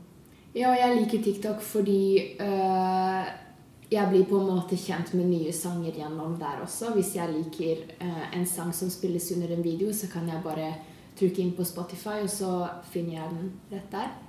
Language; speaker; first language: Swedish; non-native, learner; Hungarian